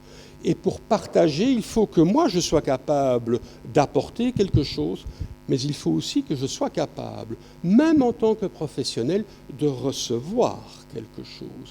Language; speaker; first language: French; native; French